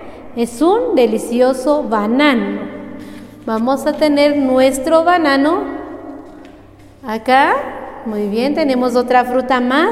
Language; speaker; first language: Spanish; non-native, local second language; Kaqchikel